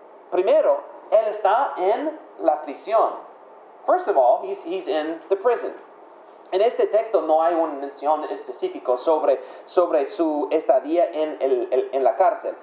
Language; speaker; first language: Spanish; non-native, fluent; English